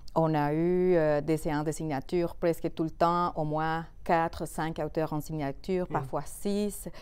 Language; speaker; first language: French; non-native, fluent; Spanish